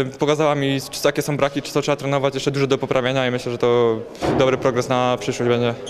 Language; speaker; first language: Polish; native; Polish